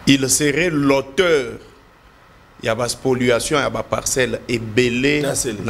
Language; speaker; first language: French; non-native, local second language; Lingala